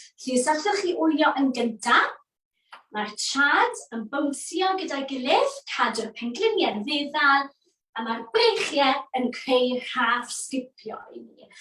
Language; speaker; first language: Welsh; native; Welsh